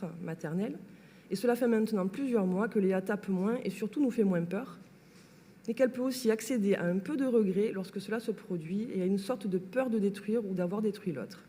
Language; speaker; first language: French; native; French